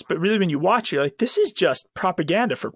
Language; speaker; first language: English; native; English